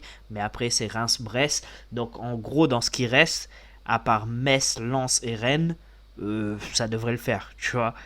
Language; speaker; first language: French; native; French